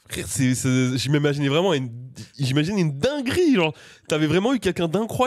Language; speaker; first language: French; native; French